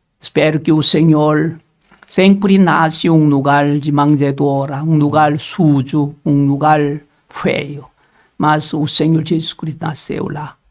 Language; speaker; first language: Portuguese; non-native, learner; Korean